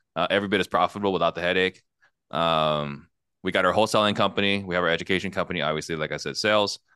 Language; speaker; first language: English; native; English